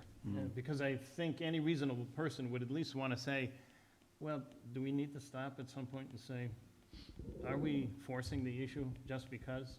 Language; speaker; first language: English; native; English